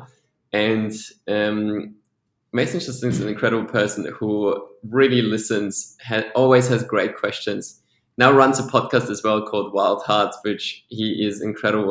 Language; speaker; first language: English; non-native, fluent; Polish